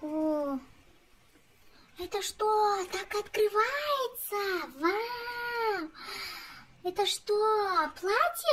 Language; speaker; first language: Russian; non-native, local second language; Kazakh